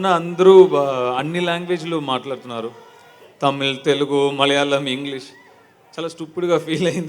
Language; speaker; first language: Telugu; non-native, learner; Tamil